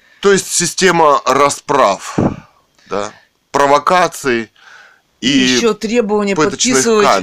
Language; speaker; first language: Russian; native; Russian